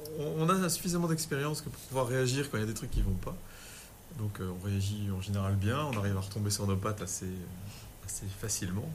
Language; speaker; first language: French; native; French